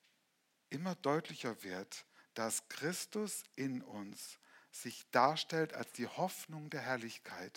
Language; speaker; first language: German; native; German